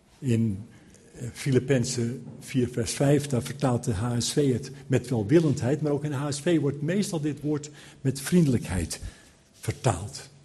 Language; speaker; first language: Dutch; native; Dutch